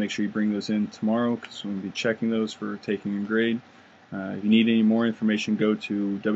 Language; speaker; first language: English; native; English